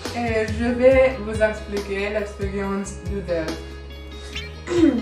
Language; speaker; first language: French; non-native, learner; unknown